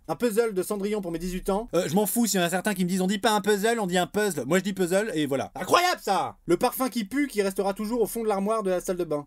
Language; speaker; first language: French; native; French